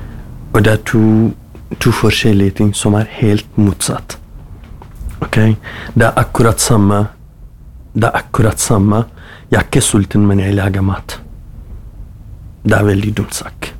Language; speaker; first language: Norwegian; non-native, fluent; Kurdish